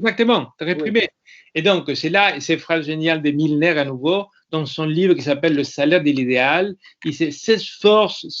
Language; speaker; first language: French; non-native, fluent; Spanish